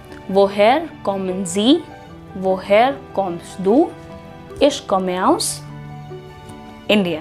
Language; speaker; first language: German; non-native, fluent; Hindi